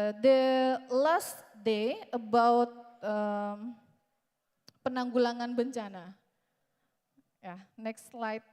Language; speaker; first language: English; non-native, learner; Indonesian